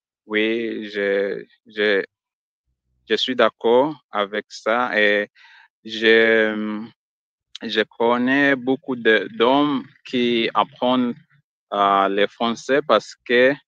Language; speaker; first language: French; non-native, learner; Swahili